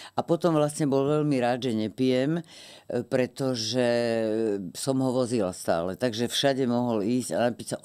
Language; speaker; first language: Slovak; native; Slovak